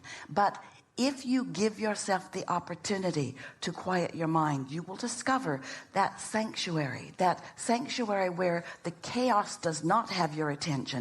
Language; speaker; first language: English; native; English